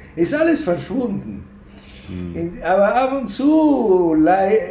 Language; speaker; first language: German; non-native, fluent; Spanish